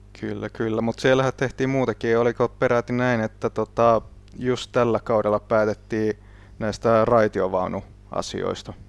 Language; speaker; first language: Finnish; native; Finnish